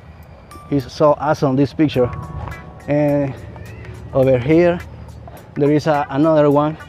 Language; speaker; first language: English; non-native, learner; Spanish